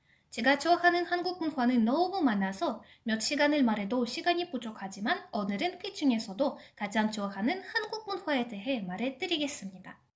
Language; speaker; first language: Korean; non-native, fluent; Russian